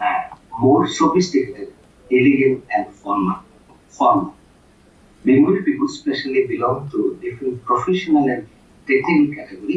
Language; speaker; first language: English; non-native, fluent; Bangla